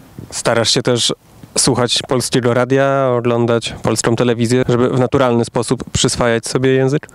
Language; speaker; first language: Polish; native; Polish